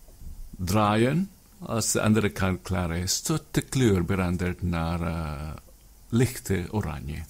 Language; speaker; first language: Dutch; non-native, learner; Filipino